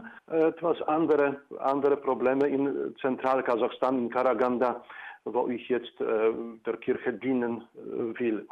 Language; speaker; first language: German; non-native, fluent; Polish